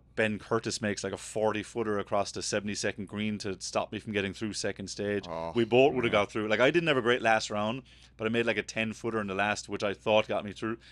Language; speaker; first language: English; native; English